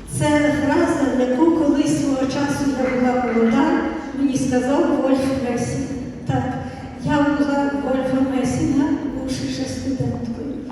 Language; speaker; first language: Ukrainian; native; Ukrainian